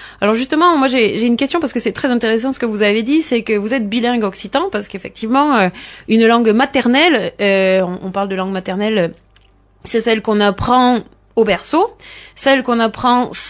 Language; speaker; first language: French; native; French